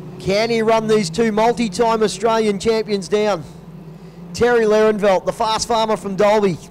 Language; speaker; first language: English; native; English